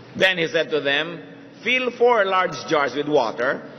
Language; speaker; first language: English; non-native, local second language; Filipino